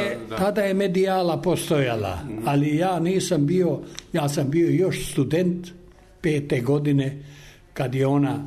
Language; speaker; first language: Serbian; non-native, local second language; Albanian